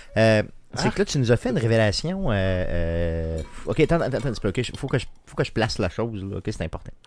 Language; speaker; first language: French; native; French